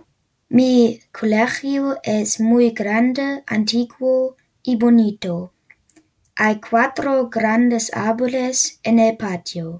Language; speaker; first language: Spanish; non-native, learner; German